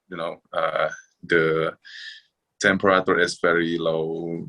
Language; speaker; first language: English; non-native, fluent; Indonesian